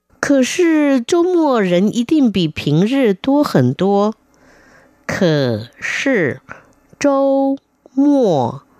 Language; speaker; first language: Chinese; non-native, fluent; Vietnamese